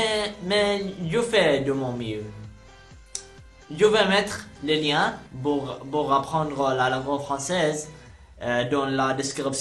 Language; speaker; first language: French; non-native, learner; Arabic